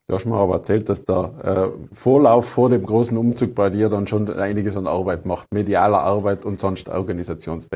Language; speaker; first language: German; native; German